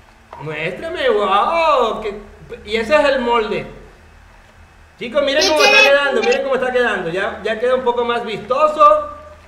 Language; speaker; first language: Spanish; native; Spanish